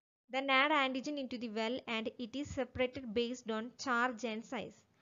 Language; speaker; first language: English; non-native, local second language; Malayalam